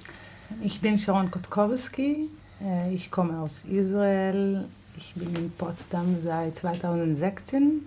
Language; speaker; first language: German; non-native, fluent; Hebrew